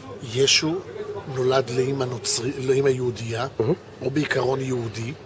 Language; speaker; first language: Hebrew; native; Hebrew